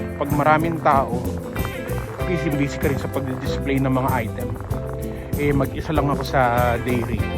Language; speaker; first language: Filipino; native; Filipino